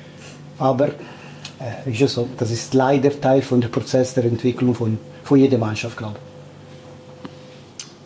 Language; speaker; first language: German; non-native, fluent; Italian